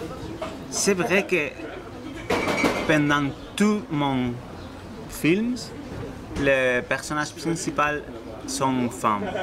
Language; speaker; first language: French; non-native, fluent; Spanish